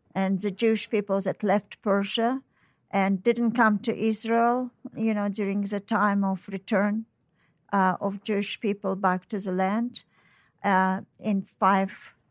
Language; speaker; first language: English; non-native, fluent; Uzbek